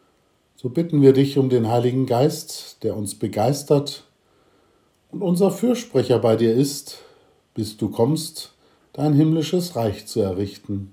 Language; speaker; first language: German; native; German